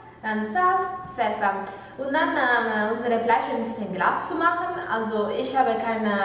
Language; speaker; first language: German; non-native, learner; Italian